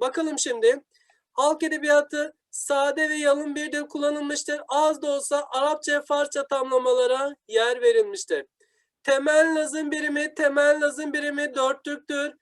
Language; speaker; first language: Turkish; native; Turkish